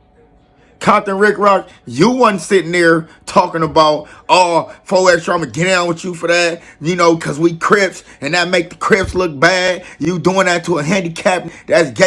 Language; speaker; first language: English; native; English